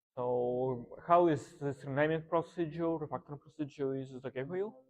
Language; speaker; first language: English; non-native, learner; Russian